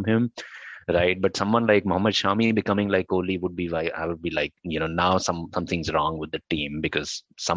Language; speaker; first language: English; non-native, local second language; Hindi